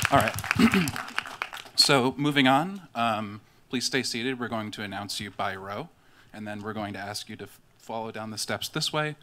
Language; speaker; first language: English; native; English